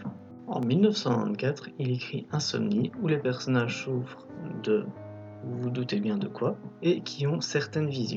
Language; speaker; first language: French; native; French